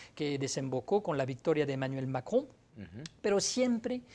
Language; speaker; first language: Spanish; non-native, fluent; French